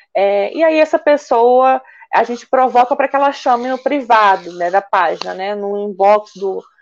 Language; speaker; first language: Portuguese; native; Portuguese